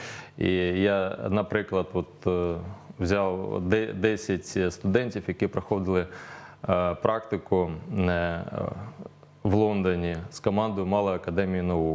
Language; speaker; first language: Ukrainian; native; Ukrainian